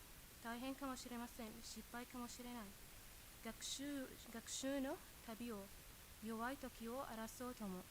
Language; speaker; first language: Japanese; non-native, learner; Arabic